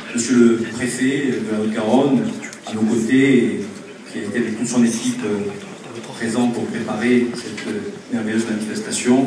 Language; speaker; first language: French; native; French